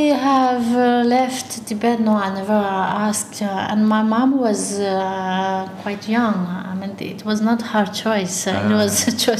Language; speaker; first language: English; early bilingual, other home language; Tibetan